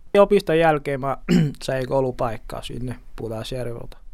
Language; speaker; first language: Finnish; non-native, learner; Portuguese